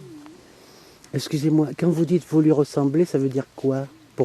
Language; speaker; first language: French; native; French